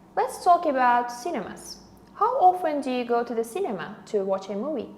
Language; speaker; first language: English; non-native, fluent; Azerbaijani